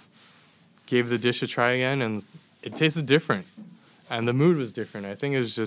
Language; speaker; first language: English; native; English